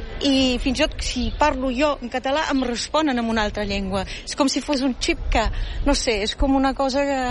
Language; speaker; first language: Catalan; non-native, fluent; German